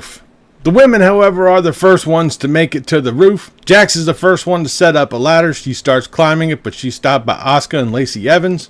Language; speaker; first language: English; native; English